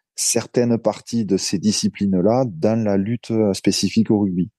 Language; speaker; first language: French; native; French